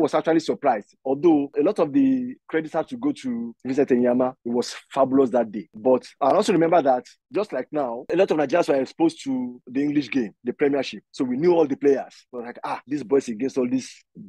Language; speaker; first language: English; non-native, local second language; Yoruba